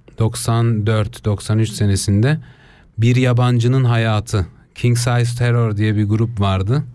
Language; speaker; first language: Turkish; early bilingual, heritage; Turkish